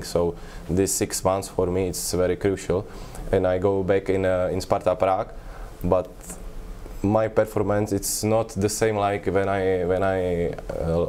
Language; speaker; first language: English; non-native, learner; Czech